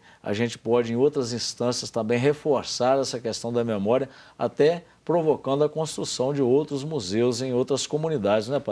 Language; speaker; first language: Portuguese; native; Portuguese